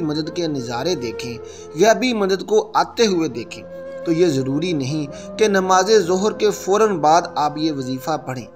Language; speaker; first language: Urdu; native; Urdu